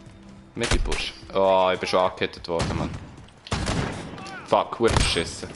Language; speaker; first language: German; native; German